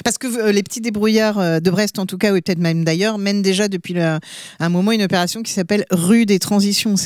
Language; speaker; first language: French; native; French